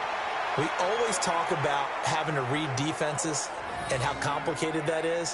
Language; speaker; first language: English; native; English